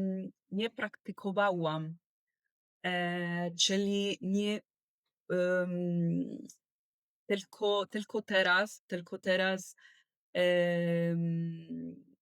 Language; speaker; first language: Polish; non-native, learner; Italian